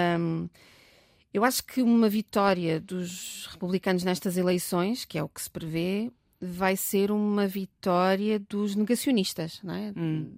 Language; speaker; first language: Portuguese; native; Portuguese